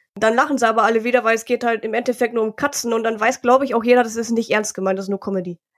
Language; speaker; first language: German; native; German